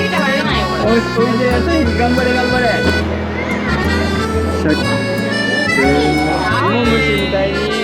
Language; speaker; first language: Japanese; native; Japanese